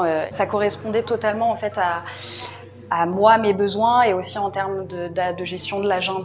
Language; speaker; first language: French; native; French